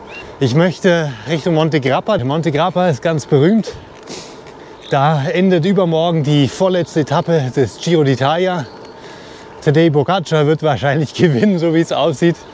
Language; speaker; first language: German; native; German